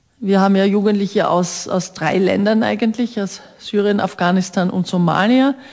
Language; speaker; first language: German; native; German